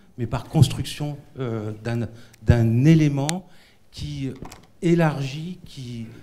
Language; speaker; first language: French; native; French